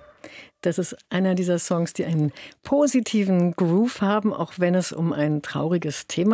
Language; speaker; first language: German; native; German